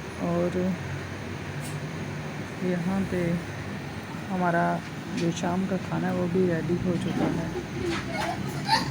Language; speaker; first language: Hindi; native; Hindi